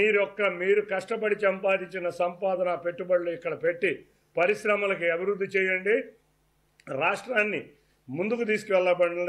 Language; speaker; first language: Telugu; native; Telugu